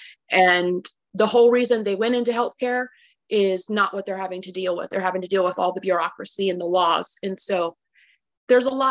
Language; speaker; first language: English; native; English